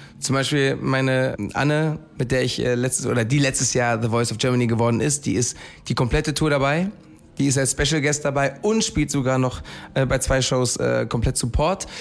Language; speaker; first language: German; early bilingual, heritage; Spanish